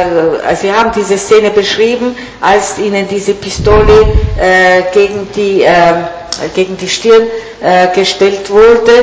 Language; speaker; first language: German; non-native, fluent; Italian